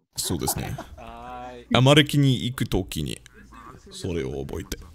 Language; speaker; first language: Japanese; non-native, learner; English